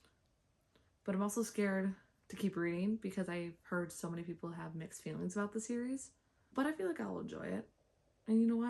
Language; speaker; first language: English; native; English